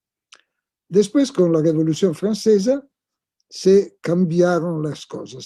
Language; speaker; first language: Spanish; non-native, fluent; Italian